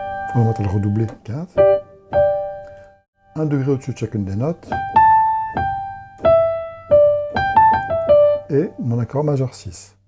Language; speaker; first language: French; native; French